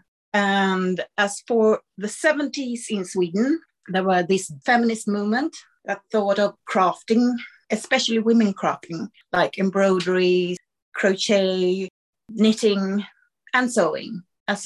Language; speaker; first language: English; non-native, fluent; Swedish